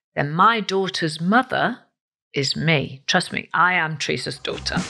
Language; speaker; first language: English; native; English